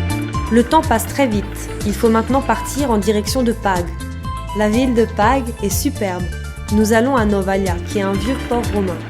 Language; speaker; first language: French; native; French